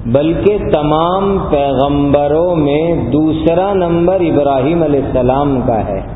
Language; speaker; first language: Urdu; non-native, local second language; Gujarati